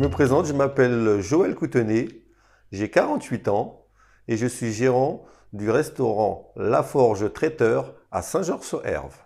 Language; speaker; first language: French; native; French